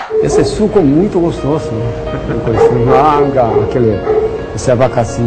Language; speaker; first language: Portuguese; non-native, learner; Korean